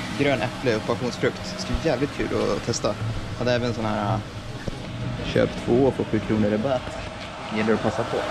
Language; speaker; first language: Swedish; early bilingual, other home language; Estonian